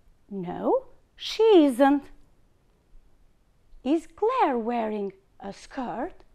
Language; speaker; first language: English; non-native, fluent; Albanian